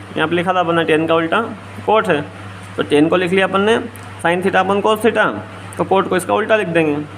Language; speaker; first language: Hindi; native; Hindi